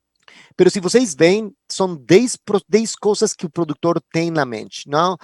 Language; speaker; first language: Portuguese; non-native, fluent; Spanish